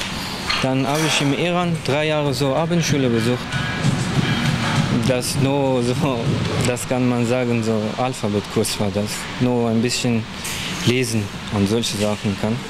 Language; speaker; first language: German; non-native, learner; Persian